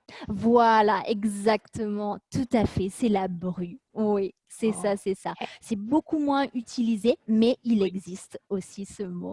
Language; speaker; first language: French; native; French